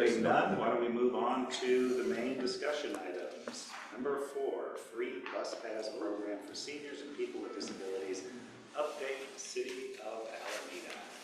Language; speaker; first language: English; native; English